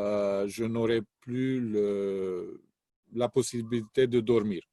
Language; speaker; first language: French; non-native, fluent; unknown